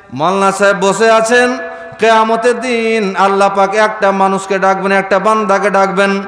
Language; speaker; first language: Bangla; non-native, fluent; Urdu